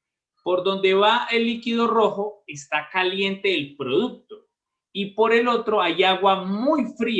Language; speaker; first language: Spanish; native; Spanish